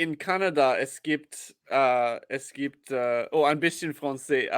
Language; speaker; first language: German; non-native, learner; English